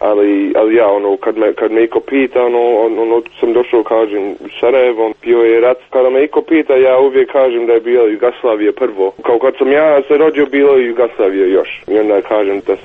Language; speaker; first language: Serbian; early bilingual, heritage; Bosnian